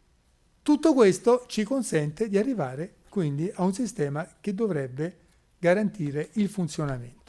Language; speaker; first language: Italian; native; Italian